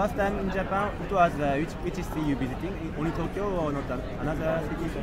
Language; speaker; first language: English; non-native, learner; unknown